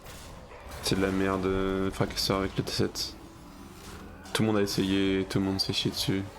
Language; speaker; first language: French; native; French